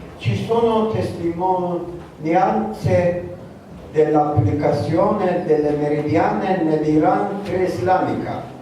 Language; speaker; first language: Italian; non-native, learner; Persian